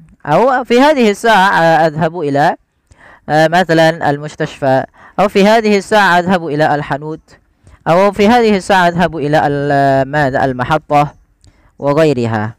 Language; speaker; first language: Arabic; non-native, fluent; Indonesian